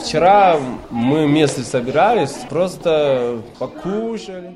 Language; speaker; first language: Russian; non-native, fluent; Chinese